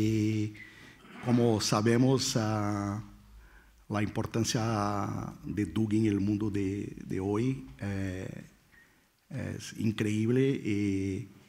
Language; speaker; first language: Spanish; non-native, fluent; Portuguese